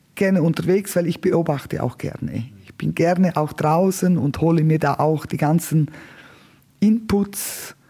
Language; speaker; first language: German; non-native, local second language; Romansh